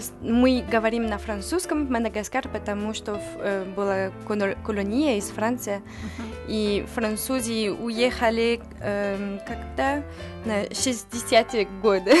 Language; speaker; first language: Russian; non-native, learner; French